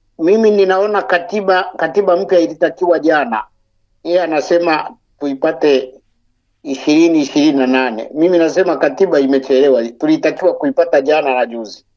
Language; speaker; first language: Swahili; non-native, local second language; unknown